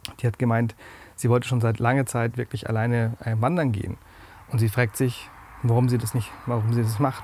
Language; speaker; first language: German; native; German